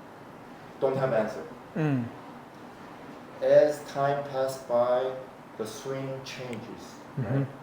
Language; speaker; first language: English; non-native, fluent; Korean